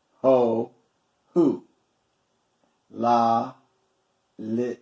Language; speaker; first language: Filipino; non-native, learner; English